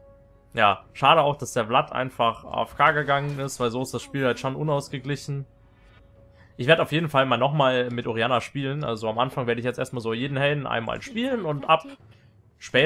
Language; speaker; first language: German; native; German